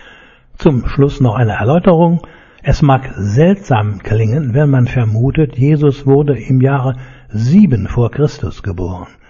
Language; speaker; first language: German; native; German